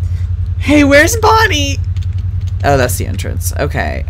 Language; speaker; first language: English; native; English